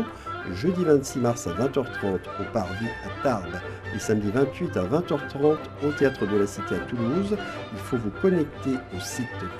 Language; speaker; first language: French; native; French